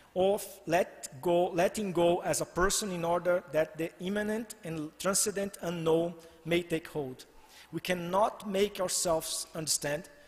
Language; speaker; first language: English; non-native, fluent; Portuguese